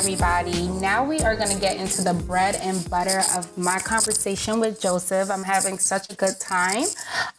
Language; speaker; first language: English; native; English